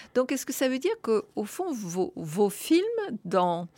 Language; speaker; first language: French; native; French